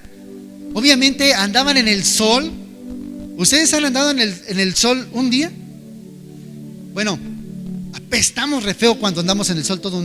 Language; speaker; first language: Spanish; native; Spanish